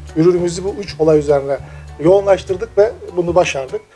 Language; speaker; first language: Turkish; native; Turkish